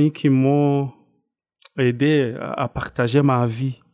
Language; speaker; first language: French; non-native, local second language; Kinyarwanda